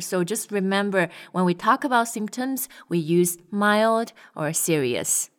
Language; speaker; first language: English; non-native, fluent; Chinese